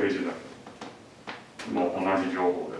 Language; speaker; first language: Japanese; non-native, learner; English